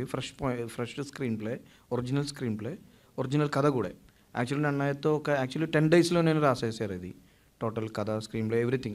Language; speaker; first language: Telugu; non-native, learner; Malayalam